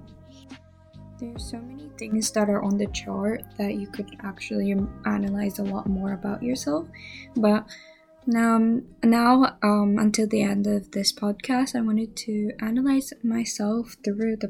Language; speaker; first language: English; non-native, fluent; Japanese